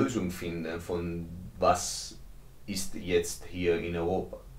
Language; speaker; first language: German; non-native, learner; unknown